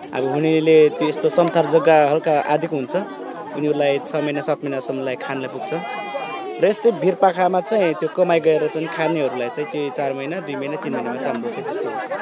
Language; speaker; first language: Nepali; non-native, local second language; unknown